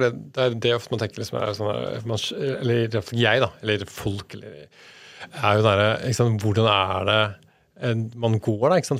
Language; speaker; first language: Norwegian; native; Norwegian